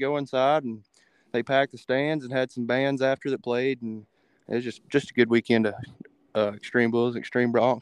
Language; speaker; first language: English; native; English